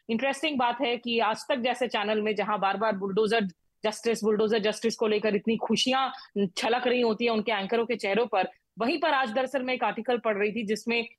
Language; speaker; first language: Hindi; native; Hindi